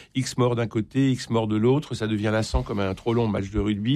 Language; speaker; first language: French; native; French